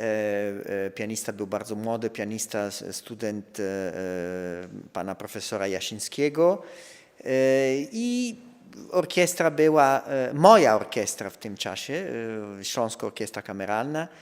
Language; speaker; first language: Polish; non-native, fluent; Italian